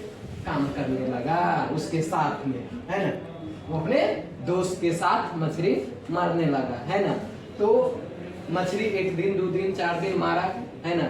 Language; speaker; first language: Hindi; non-native, local second language; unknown